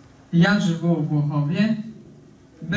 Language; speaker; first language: Ukrainian; non-native, learner; Polish